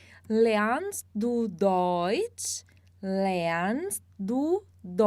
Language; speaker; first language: German; non-native, fluent; Portuguese